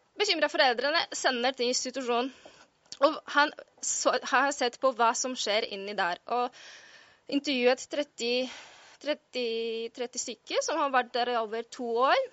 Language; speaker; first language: Norwegian; non-native, fluent; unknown